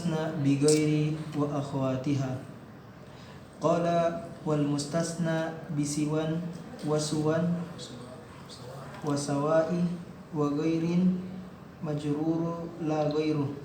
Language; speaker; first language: Arabic; non-native, learner; Indonesian